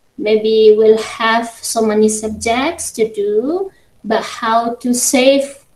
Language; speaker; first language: English; non-native, fluent; Indonesian